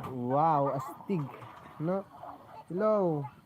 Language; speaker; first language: Filipino; non-native, local second language; Cebuano